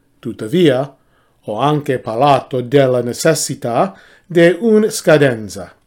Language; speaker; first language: Italian; non-native, learner; English